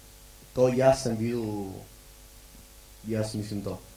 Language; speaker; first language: Slovenian; early bilingual, heritage; Slovenian